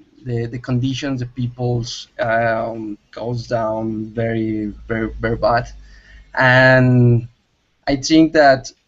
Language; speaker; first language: English; non-native, learner; Spanish